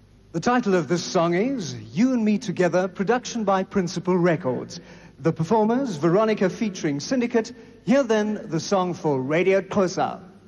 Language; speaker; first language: English; non-native, local second language; Afrikaans